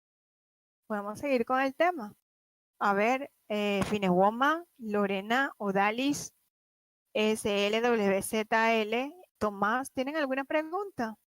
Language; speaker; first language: Spanish; native; Spanish